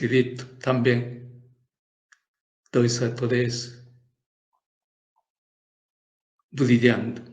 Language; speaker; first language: Portuguese; non-native, learner; Japanese